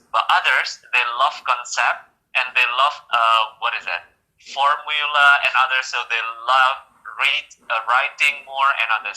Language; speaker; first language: English; non-native, fluent; Indonesian